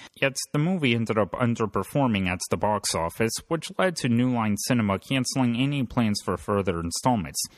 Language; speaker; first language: English; native; English